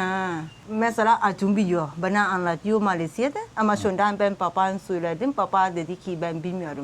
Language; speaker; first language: Turkish; non-native, learner; Thai